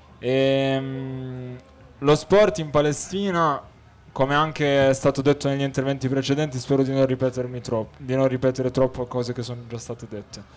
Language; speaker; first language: Italian; early bilingual, other home language; Arabic